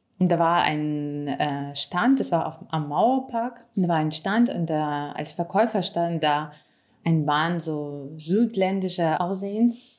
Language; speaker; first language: German; non-native, fluent; Ukrainian